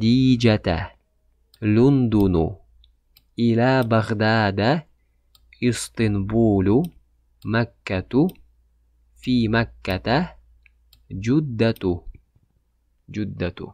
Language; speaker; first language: Arabic; non-native, fluent; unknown